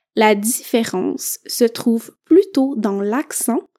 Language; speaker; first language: French; native; French